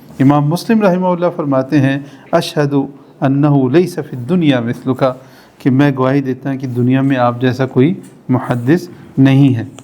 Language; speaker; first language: Urdu; native; Urdu